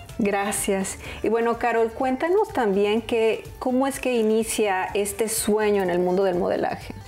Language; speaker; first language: Spanish; native; Spanish